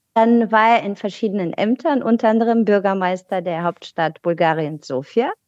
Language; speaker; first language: German; non-native, fluent; Bulgarian